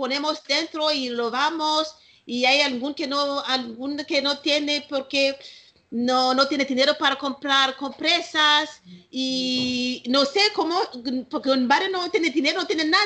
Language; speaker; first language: Spanish; non-native, learner; Malagasy